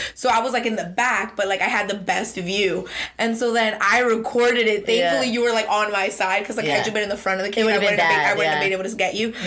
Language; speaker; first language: English; non-native, fluent; Spanish